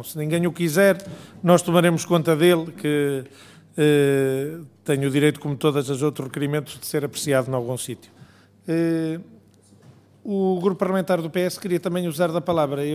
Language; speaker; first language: Portuguese; native; Portuguese